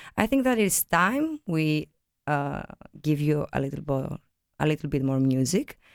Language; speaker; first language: English; non-native, fluent; Greek